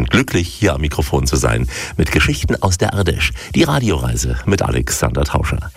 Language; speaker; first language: German; native; German